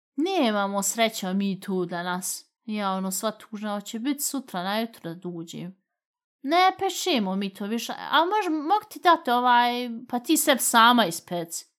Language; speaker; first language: Bosnian; early bilingual, heritage; Bosnian